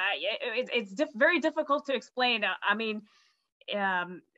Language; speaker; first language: English; native; English